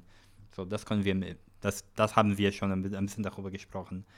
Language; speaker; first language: German; non-native, learner; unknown